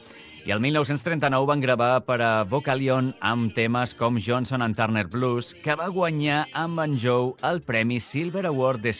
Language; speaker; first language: Catalan; native; Catalan